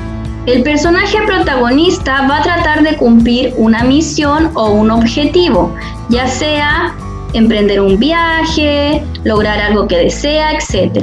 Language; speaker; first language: Spanish; native; Spanish